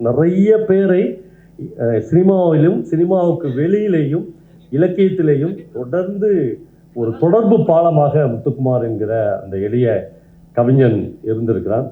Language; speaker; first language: Tamil; native; Tamil